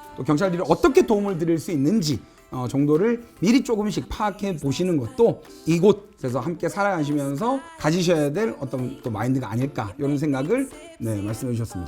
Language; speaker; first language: Korean; native; Korean